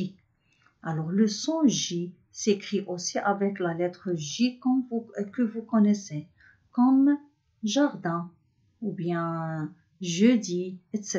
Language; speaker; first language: French; non-native, local second language; Arabic